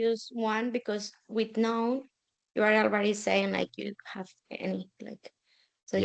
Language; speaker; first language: English; non-native, learner; Spanish